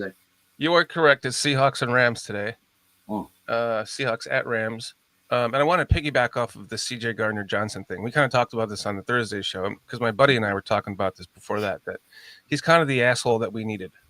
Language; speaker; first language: English; native; English